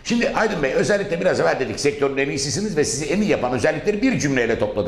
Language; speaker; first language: Turkish; native; Turkish